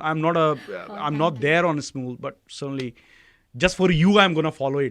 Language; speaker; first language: English; non-native, local second language; Hindi